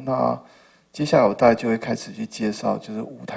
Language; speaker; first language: Chinese; native; Chinese